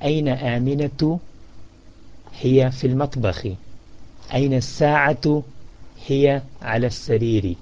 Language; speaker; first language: Arabic; non-native, fluent; English